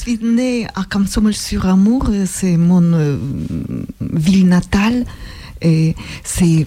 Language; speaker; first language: French; non-native, learner; Russian